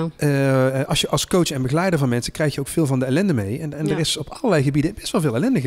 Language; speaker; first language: Dutch; native; Dutch